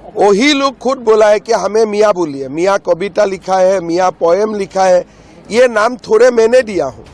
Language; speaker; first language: Hindi; non-native, local second language; Assamese